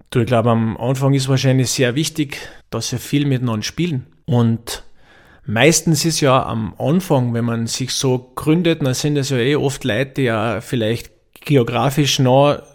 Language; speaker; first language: German; native; German